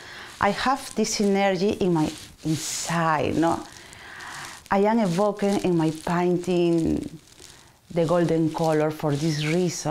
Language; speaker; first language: English; non-native, learner; Spanish